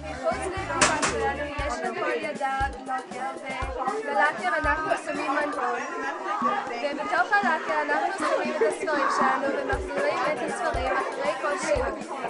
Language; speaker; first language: Hebrew; non-native, learner; English